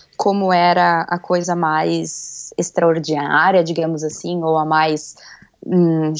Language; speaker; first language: Portuguese; native; Portuguese